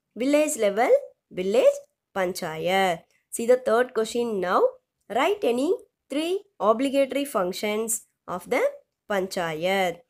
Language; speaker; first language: English; non-native, local second language; Tamil